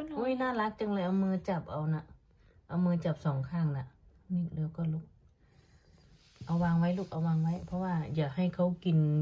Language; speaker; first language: Thai; non-native, local second language; Lao